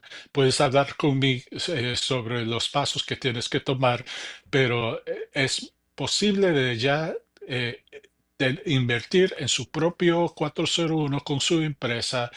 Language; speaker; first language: Spanish; early bilingual, heritage; English